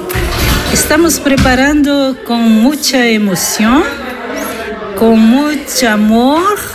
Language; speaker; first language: Spanish; non-native, learner; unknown